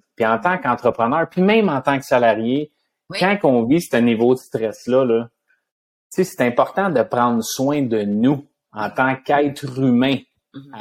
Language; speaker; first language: French; native; French